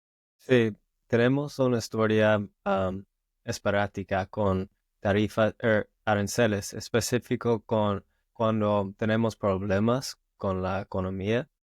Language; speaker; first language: Spanish; non-native, learner; English